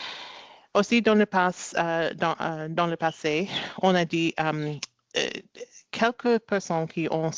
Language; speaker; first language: French; non-native, learner; English